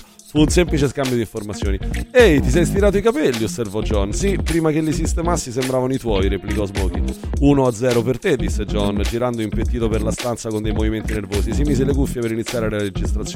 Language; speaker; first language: Italian; native; Italian